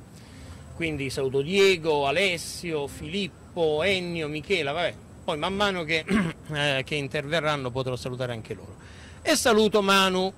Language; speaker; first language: Italian; native; Italian